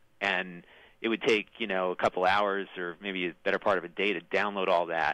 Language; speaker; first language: English; native; English